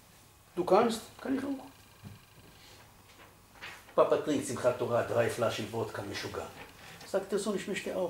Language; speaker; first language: German; non-native, fluent; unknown